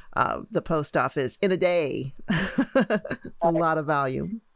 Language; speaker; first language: English; native; English